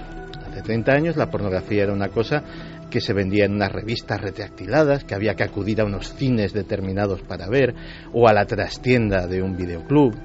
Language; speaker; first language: Spanish; native; Spanish